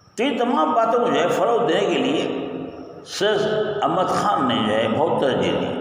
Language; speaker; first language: Urdu; native; Urdu